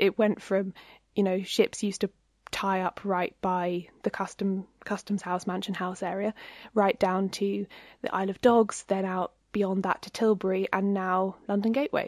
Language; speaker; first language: English; native; English